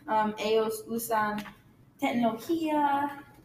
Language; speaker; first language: Spanish; non-native, learner; English